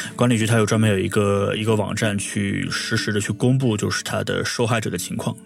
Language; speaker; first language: Chinese; native; Chinese